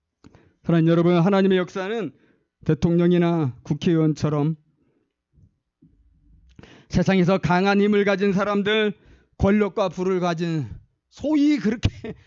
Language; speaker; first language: Korean; native; Korean